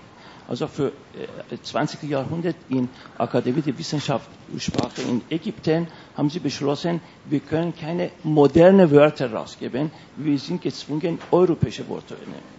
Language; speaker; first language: German; non-native, fluent; Persian